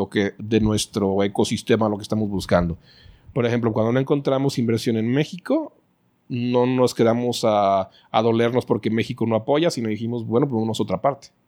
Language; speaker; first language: Spanish; native; Spanish